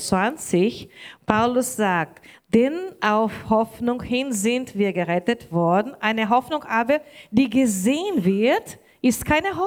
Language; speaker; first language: German; non-native, learner; Portuguese